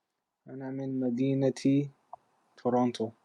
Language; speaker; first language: Arabic; non-native, learner; English